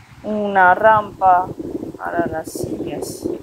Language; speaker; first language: Spanish; non-native, fluent; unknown